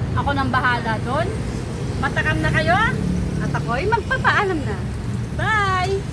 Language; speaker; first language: Filipino; non-native, local second language; Pampanga